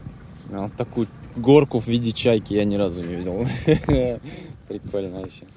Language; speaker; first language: Russian; native; Russian